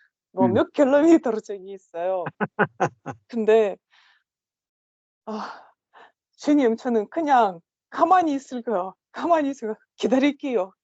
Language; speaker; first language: Korean; non-native, learner; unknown